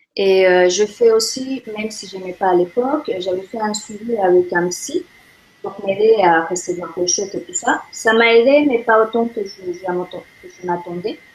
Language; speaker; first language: French; non-native, fluent; Spanish